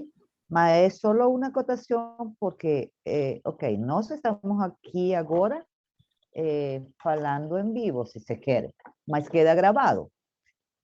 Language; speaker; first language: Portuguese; non-native, learner; Spanish